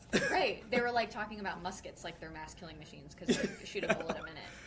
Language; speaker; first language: English; native; English